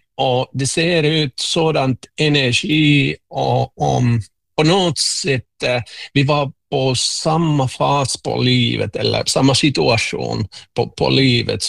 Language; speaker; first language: Swedish; non-native, local second language; Finnish